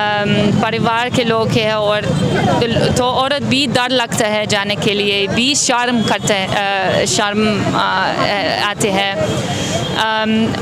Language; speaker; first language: Hindi; non-native, learner; Dutch